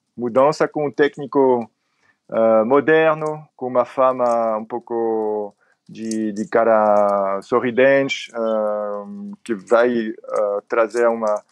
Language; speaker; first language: Portuguese; non-native, fluent; French